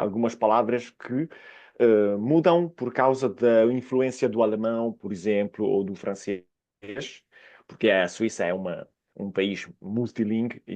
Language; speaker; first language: Portuguese; non-native, fluent; Italian